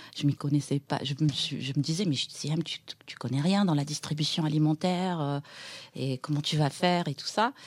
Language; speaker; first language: French; non-native, local second language; Arabic